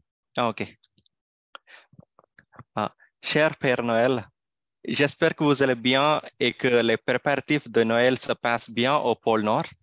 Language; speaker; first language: French; non-native, fluent; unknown